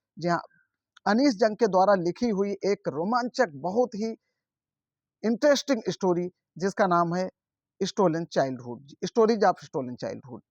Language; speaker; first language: Hindi; native; Hindi